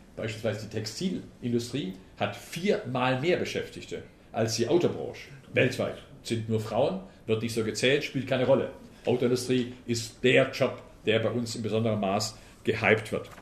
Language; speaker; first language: German; native; German